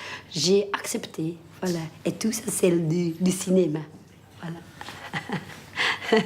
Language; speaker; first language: French; non-native, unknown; Vietnamese